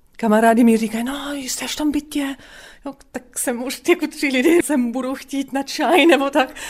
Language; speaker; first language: Czech; non-native, fluent; German